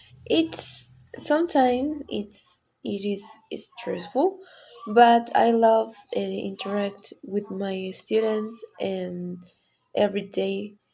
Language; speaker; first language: English; non-native, learner; Spanish